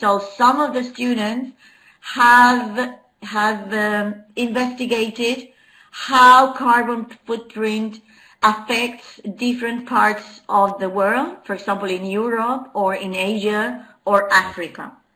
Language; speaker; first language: English; non-native, fluent; Spanish